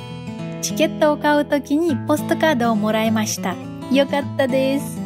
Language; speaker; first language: Japanese; non-native, fluent; Russian